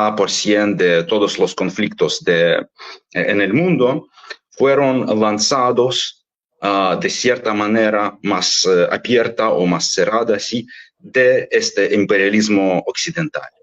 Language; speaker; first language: Spanish; non-native, fluent; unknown